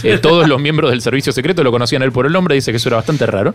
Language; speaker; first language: Spanish; native; Spanish